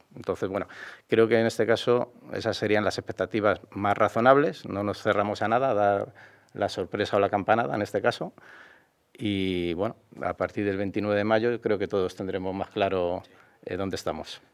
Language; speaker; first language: Spanish; native; Spanish